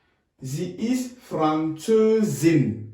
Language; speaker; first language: German; non-native, fluent; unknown